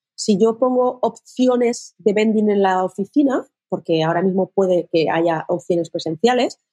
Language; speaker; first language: Spanish; native; Spanish